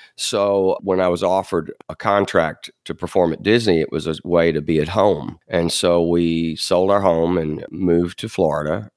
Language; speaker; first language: English; native; English